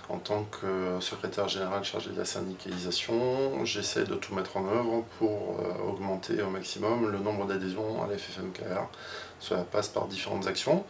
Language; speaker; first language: French; native; French